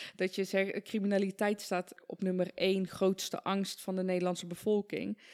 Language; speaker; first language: Dutch; early bilingual, other home language; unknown